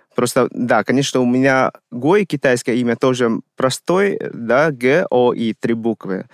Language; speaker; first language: Russian; non-native, fluent; Chinese